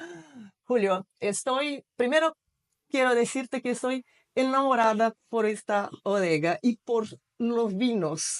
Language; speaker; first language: Spanish; non-native, fluent; Portuguese